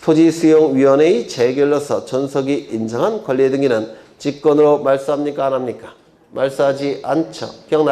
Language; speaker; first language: Korean; native; Korean